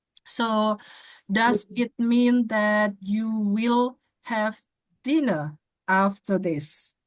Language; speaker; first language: English; non-native, fluent; Indonesian